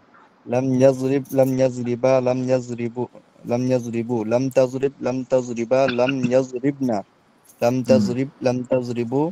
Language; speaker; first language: Arabic; non-native, learner; Bangla